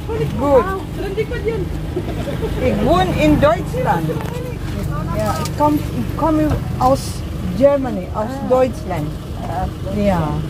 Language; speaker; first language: German; non-native, learner; Filipino